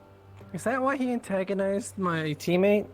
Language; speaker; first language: English; native; English